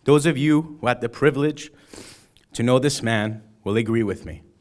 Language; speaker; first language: English; early bilingual, other home language; Persian